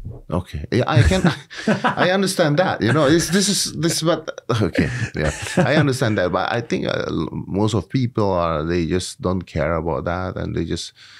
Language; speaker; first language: English; non-native, fluent; Indonesian